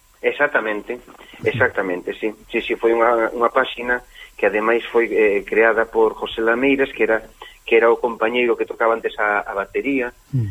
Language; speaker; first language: Galician; native; Galician